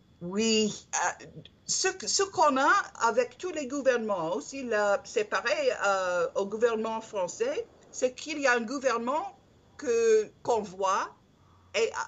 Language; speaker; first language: French; non-native, learner; English